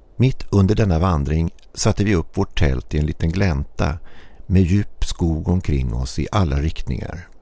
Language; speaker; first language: Swedish; native; Swedish